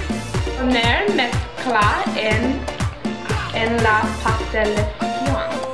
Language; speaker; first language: Spanish; non-native, learner; English